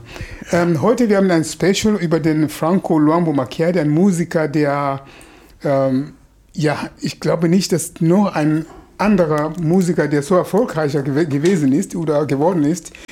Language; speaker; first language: German; non-native, fluent; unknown